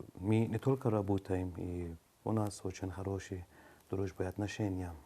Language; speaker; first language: Russian; non-native, learner; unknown